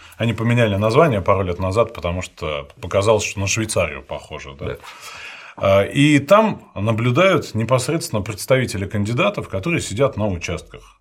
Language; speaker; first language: Russian; native; Russian